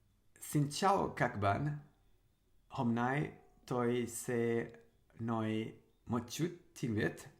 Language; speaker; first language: Vietnamese; non-native, learner; Sinhala